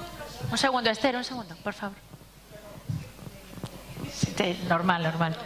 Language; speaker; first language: Spanish; native; Spanish